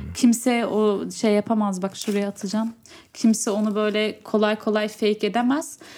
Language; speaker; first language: Turkish; early bilingual, other home language; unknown